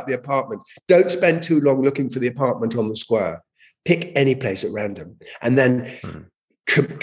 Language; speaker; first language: English; native; English